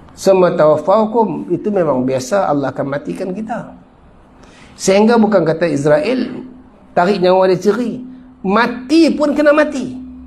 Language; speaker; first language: Malay; native; Malay